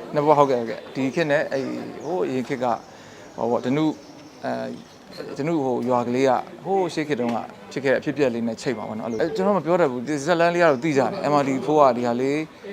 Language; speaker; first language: Burmese; non-native, local second language; Shan